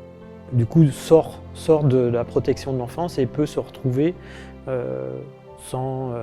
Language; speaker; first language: French; native; French